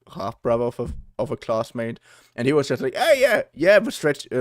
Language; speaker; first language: English; non-native, fluent; German